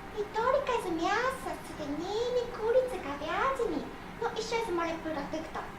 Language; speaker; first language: Russian; non-native, fluent; Japanese